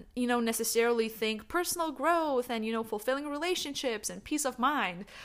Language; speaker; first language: English; non-native, fluent; Lithuanian